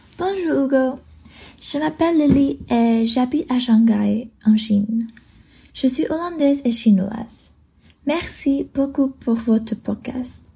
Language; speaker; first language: French; non-native, learner; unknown